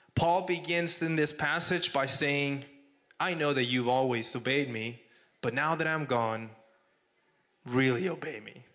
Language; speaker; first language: English; non-native, fluent; Spanish